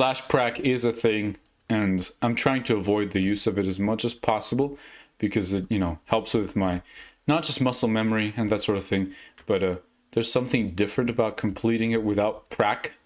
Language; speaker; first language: English; native; English